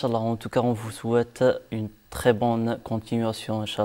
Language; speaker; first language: French; non-native, local second language; Arabic